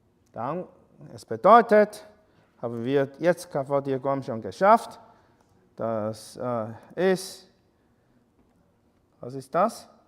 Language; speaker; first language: German; non-native, learner; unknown